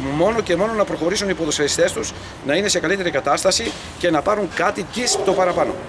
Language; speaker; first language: Greek; early bilingual, heritage; Greek